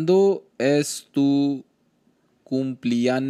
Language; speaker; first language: Spanish; non-native, learner; Hindi